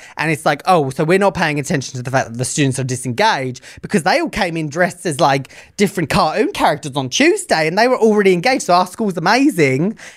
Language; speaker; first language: English; native; English